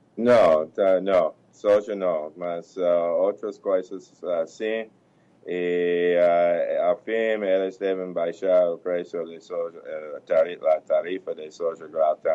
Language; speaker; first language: Portuguese; non-native, fluent; English